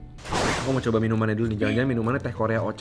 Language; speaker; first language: Indonesian; native; Indonesian